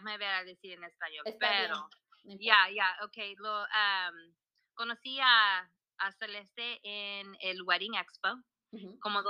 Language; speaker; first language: Spanish; early bilingual, heritage; Spanish